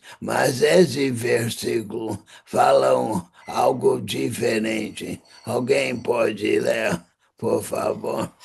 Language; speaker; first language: Portuguese; non-native, fluent; English